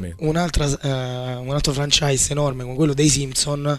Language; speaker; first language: Italian; native; Italian